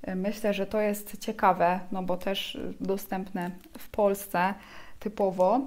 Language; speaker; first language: Polish; native; Polish